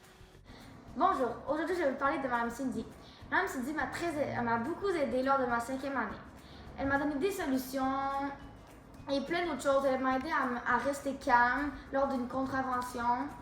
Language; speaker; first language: French; native; French